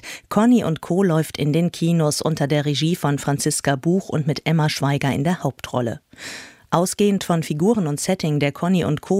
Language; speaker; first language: German; native; German